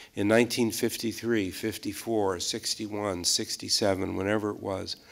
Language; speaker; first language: English; native; English